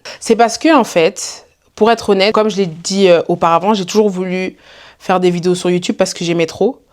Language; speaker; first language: French; native; French